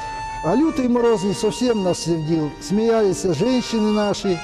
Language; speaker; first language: Russian; non-native, local second language; Ukrainian